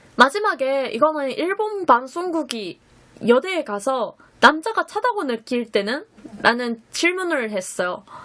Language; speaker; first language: Korean; non-native, fluent; Japanese